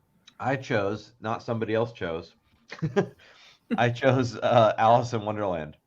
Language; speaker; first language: English; native; English